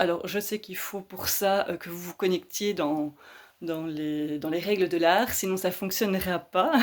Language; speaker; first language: French; native; French